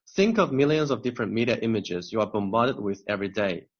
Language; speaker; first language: English; non-native, fluent; Chinese